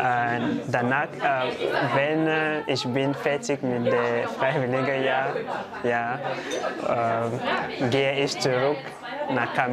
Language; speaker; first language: German; non-native, learner; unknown